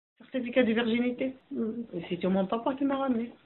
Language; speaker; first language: French; non-native, learner; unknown